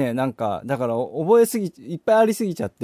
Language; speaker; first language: Japanese; native; Japanese